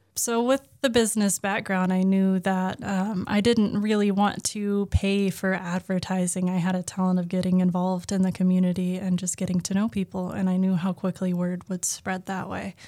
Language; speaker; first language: English; native; English